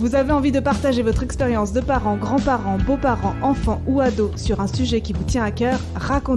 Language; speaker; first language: French; native; French